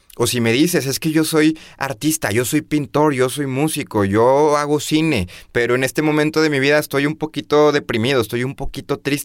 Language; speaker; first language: Spanish; native; Spanish